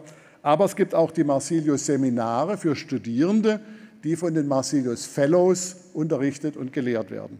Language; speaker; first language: German; native; German